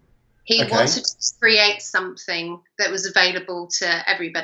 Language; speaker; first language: English; native; English